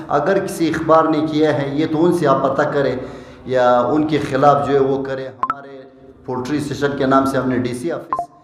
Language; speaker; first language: Urdu; non-native, local second language; Pashto